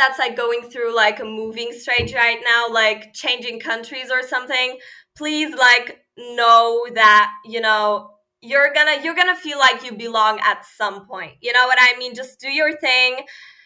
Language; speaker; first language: English; non-native, fluent; Turkish